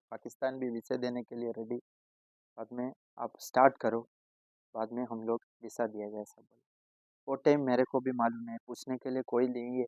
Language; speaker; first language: Hindi; non-native, local second language; Malayalam